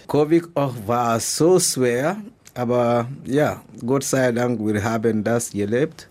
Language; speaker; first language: German; non-native, learner; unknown